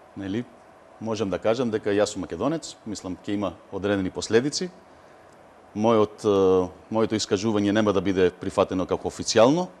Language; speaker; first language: Macedonian; early bilingual, heritage; Macedonian